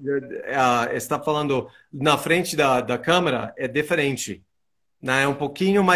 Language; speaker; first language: Portuguese; non-native, fluent; English